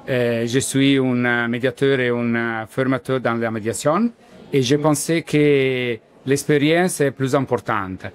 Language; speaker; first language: French; non-native, learner; Italian